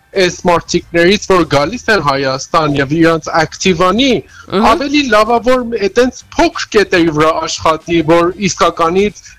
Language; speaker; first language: Armenian; early bilingual, heritage; Armenian